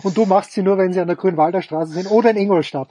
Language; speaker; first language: German; native; German